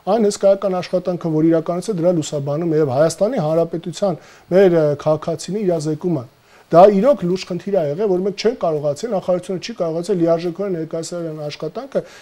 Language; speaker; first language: Armenian; native; Armenian